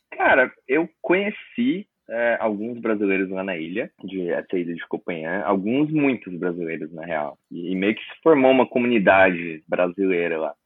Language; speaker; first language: Portuguese; native; Portuguese